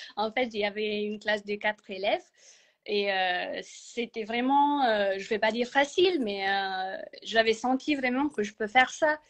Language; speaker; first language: French; non-native, fluent; Romanian